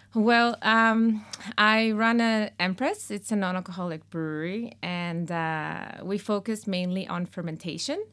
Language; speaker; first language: English; non-native, fluent; Spanish